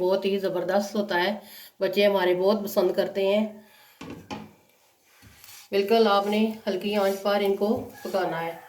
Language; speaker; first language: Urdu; non-native, local second language; Punjabi